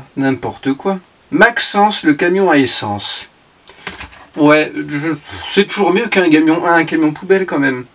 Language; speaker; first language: French; native; French